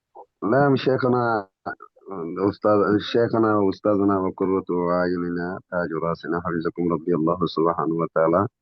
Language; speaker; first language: Arabic; non-native, fluent; Urdu